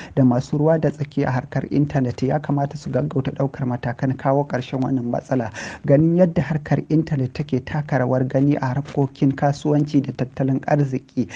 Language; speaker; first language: Hausa; native; Hausa